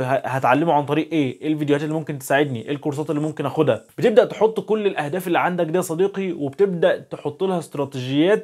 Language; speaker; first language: Arabic; native; Arabic